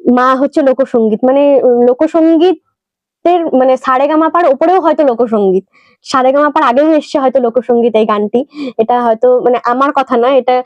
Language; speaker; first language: Bangla; native; Bangla